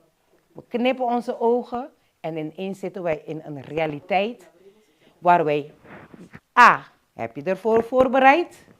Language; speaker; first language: Dutch; non-native, local second language; Papiamento